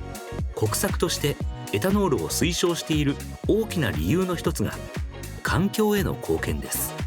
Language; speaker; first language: Japanese; native; Japanese